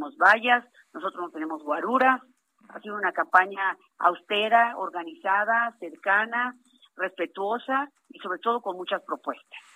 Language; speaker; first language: Spanish; native; Spanish